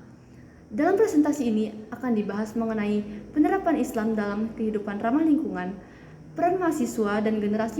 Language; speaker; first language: Indonesian; native; Indonesian